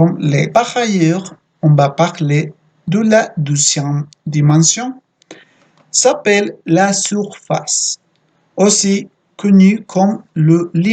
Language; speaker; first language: French; non-native, fluent; Spanish